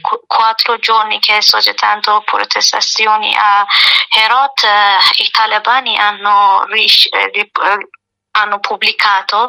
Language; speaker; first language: Italian; non-native, learner; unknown